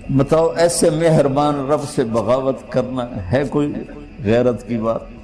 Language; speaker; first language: Urdu; non-native, local second language; Punjabi